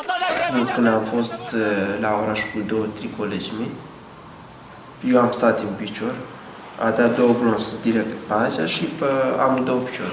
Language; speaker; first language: Romanian; non-native, learner; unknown